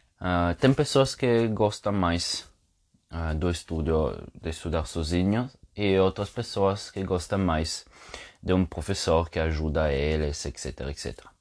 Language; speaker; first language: Portuguese; non-native, fluent; Italian